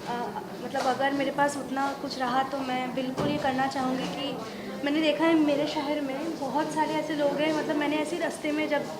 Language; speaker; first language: Hindi; non-native, local second language; Bangla